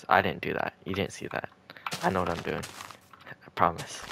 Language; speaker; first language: English; native; English